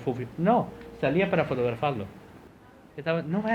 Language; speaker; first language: Spanish; non-native, fluent; Portuguese